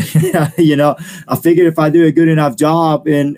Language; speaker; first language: English; non-native, fluent; Indonesian